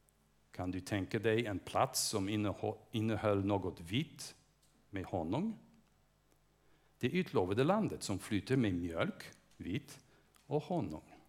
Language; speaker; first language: Swedish; non-native, fluent; English